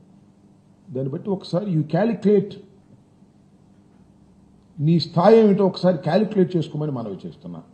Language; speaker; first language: Telugu; native; Telugu